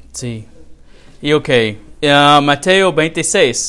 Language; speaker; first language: Spanish; non-native, learner; English